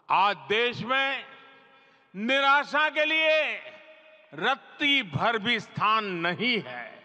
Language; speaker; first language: Hindi; non-native, local second language; Gujarati